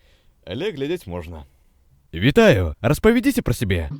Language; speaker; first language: Belarusian; native; Belarusian